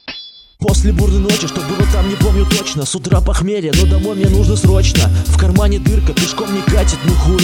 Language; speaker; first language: Russian; native; Russian